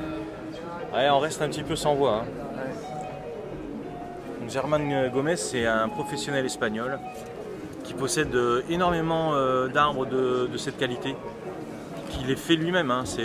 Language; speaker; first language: French; native; French